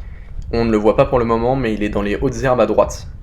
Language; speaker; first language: French; native; French